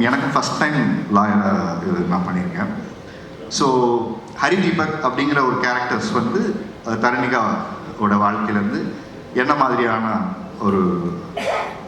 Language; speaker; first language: Tamil; native; Tamil